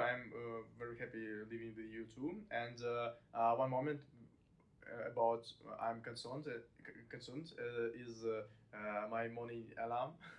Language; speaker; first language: English; non-native, learner; Russian